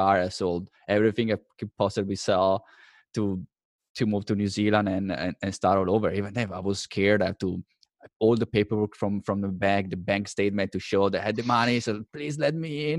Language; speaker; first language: English; non-native, fluent; Italian